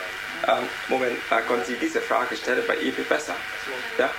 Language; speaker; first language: German; non-native, learner; Vietnamese